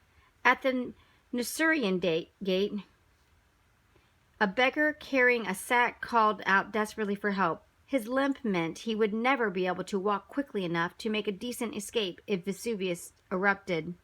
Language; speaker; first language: English; native; English